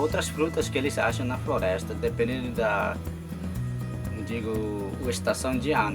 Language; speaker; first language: Portuguese; non-native, local second language; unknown